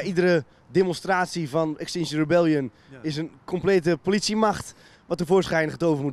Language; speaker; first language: Dutch; native; Dutch